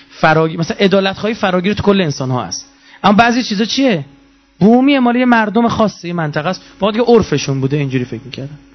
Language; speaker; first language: Persian; native; Persian